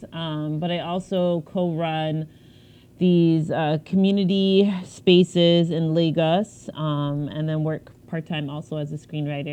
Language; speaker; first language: English; native; English